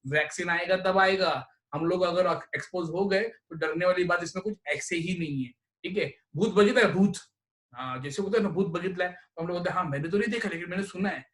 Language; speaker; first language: Hindi; non-native, local second language; Marathi